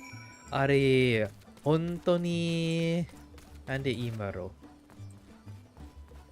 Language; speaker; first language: Japanese; non-native, fluent; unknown